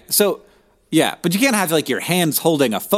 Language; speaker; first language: English; native; English